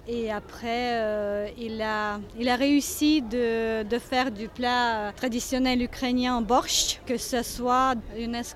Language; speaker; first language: French; non-native, fluent; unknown